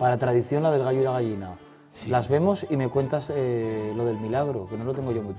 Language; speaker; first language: Spanish; native; Spanish